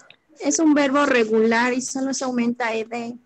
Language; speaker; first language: Spanish; native; Spanish